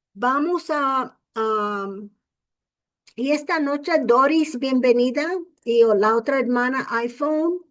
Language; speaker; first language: Spanish; early bilingual, heritage; English